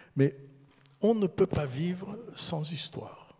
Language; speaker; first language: French; early bilingual, heritage; French